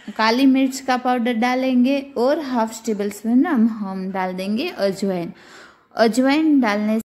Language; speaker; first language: Hindi; non-native, local second language; Gujarati